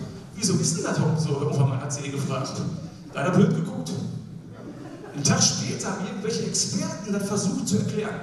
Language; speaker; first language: German; native; German